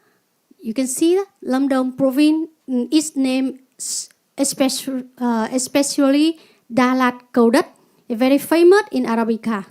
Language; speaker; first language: English; non-native, learner; Vietnamese